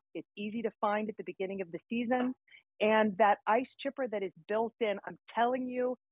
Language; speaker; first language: English; native; English